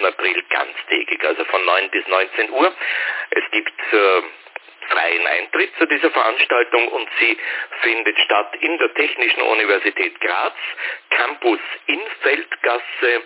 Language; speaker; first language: German; native; German